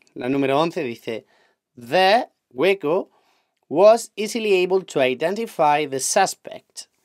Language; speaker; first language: English; non-native, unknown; Spanish